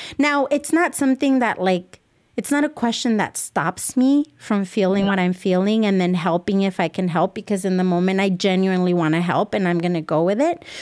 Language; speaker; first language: English; early bilingual, other home language; Spanish